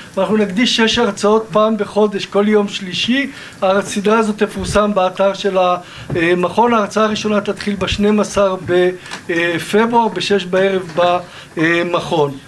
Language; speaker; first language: Hebrew; native; Hebrew